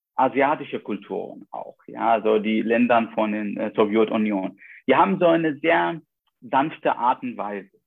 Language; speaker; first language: German; non-native, fluent; Arabic